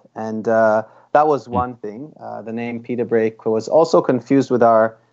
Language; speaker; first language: English; early bilingual, other home language; Hebrew